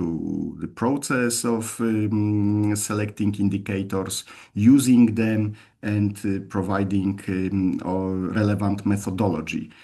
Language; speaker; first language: English; non-native, fluent; Polish